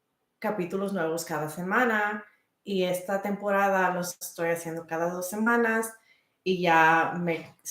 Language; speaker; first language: Spanish; early bilingual, heritage; Spanish